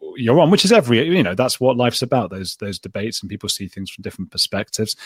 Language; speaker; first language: English; native; English